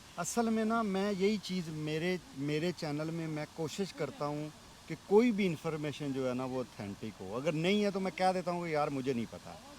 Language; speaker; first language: Hindi; non-native, local second language; Punjabi